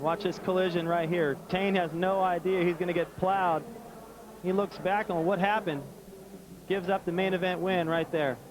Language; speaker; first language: English; native; English